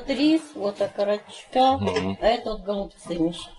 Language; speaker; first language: Russian; native; Russian